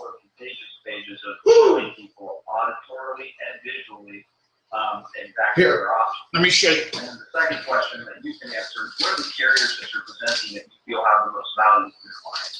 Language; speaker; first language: English; native; English